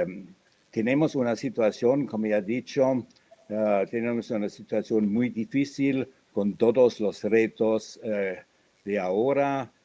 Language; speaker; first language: Spanish; non-native, fluent; German